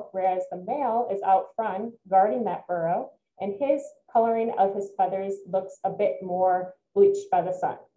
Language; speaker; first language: English; native; English